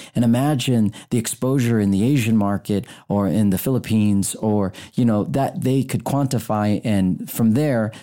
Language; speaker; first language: English; native; English